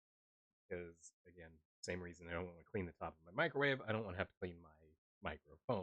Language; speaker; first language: English; native; English